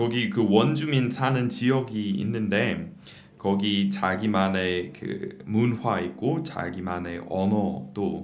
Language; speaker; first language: Korean; non-native, fluent; English